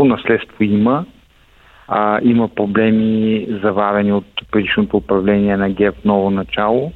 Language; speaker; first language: Bulgarian; native; Bulgarian